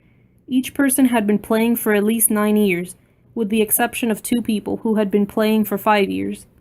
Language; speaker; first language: English; native; English